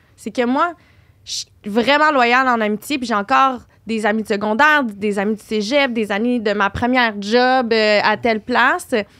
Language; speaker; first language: French; native; French